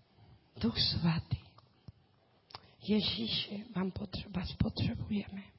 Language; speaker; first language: Czech; non-native, learner; Spanish